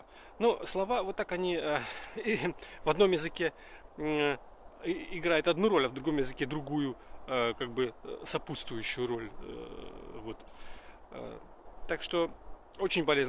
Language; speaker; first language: Russian; native; Russian